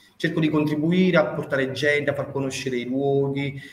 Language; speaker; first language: Italian; native; Italian